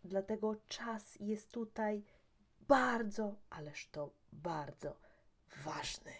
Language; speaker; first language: Polish; native; Polish